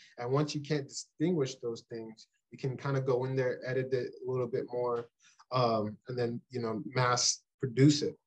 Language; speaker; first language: English; early bilingual, other home language; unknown